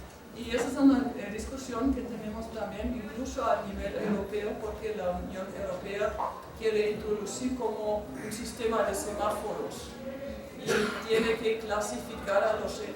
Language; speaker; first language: Spanish; non-native, fluent; German